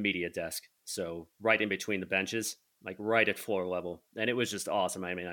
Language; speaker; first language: English; native; English